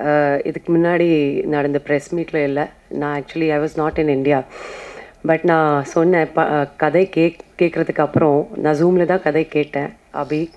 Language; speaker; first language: Tamil; non-native, fluent; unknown